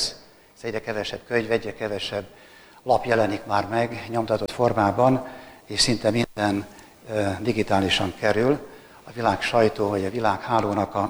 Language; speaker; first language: Hungarian; native; Hungarian